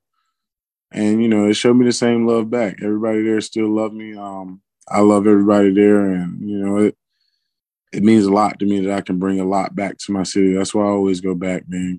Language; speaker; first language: English; native; English